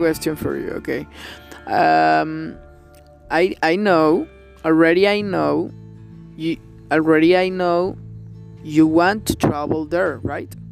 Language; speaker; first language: English; non-native, learner; Spanish